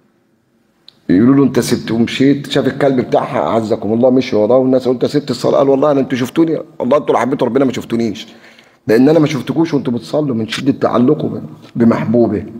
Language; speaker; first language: Arabic; native; Arabic